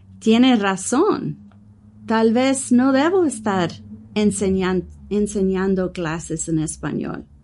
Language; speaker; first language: Spanish; non-native, learner; English